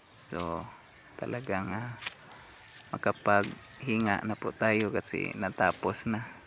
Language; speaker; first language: Filipino; non-native, local second language; Cebuano